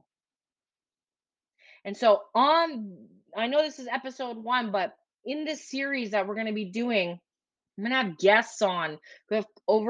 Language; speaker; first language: English; native; English